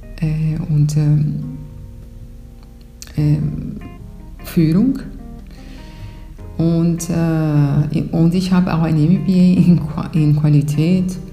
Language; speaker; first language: German; non-native, fluent; Portuguese